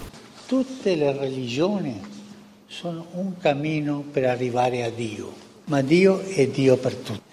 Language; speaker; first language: Italian; non-native, fluent; Spanish